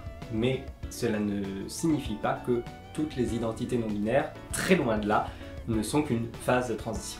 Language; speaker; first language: French; native; French